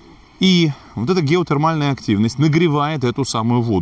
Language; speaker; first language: Russian; native; Russian